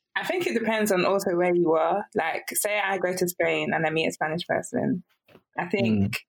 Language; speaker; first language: English; native; English